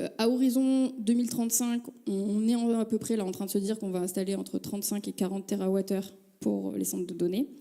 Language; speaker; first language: French; native; French